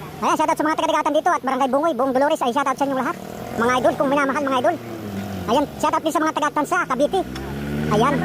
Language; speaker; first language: Filipino; non-native, local second language; Bikol